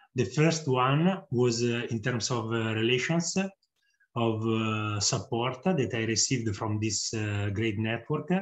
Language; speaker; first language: English; non-native, fluent; Italian